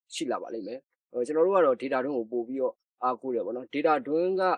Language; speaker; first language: Burmese; native; Burmese